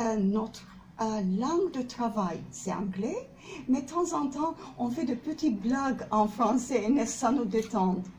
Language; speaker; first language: French; non-native, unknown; Turkish